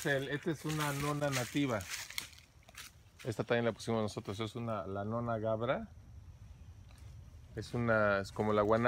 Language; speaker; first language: Spanish; native; Spanish